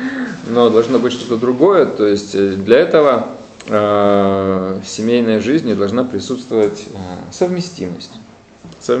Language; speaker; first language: Russian; native; Russian